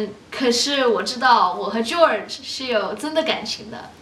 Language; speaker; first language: Chinese; non-native, learner; English